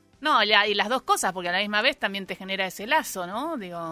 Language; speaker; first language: Spanish; native; Spanish